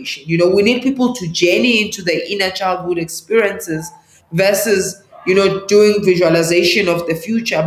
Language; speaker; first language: English; non-native, local second language; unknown